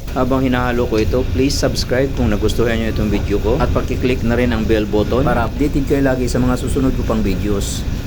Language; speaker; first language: Filipino; native; Filipino